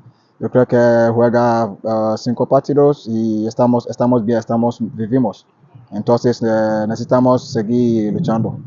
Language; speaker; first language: Spanish; non-native, learner; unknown